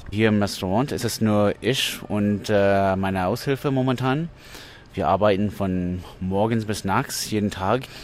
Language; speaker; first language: German; non-native, fluent; English